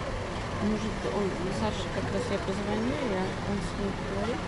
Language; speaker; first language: Russian; native; Russian